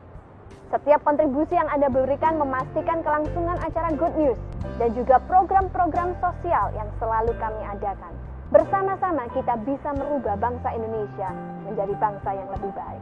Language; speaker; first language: Indonesian; native; Indonesian